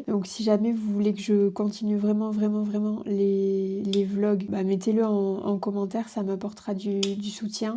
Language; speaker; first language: French; native; French